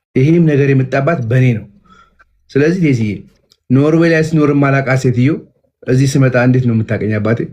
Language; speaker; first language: Amharic; native; Amharic